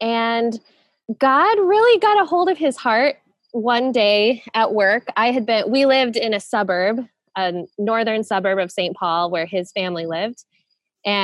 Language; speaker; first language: English; native; English